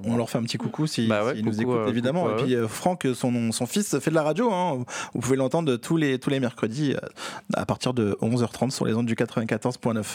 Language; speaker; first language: French; native; French